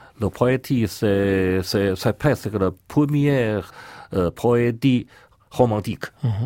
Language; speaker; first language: French; non-native, learner; Chinese